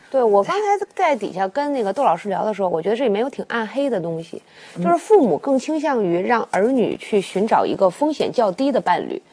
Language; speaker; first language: Chinese; native; Chinese